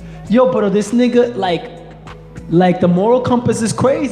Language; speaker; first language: English; early bilingual, other home language; Spanish